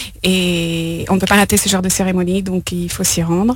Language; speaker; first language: French; native; French